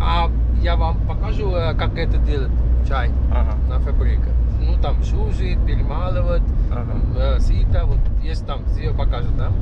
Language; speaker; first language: Russian; non-native, learner; Sinhala